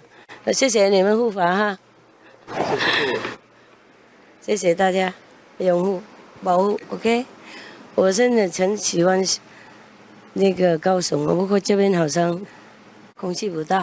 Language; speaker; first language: Chinese; non-native, fluent; Vietnamese